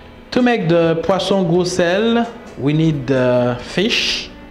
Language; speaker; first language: English; non-native, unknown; Haitian Creole